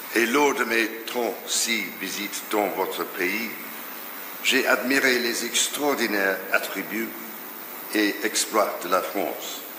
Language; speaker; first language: French; non-native, fluent; English